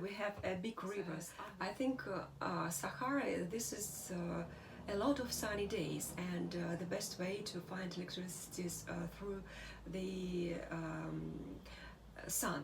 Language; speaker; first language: English; non-native, learner; Russian